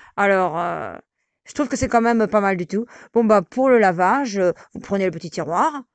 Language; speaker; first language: French; native; French